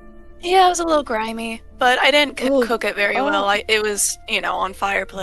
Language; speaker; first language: English; native; English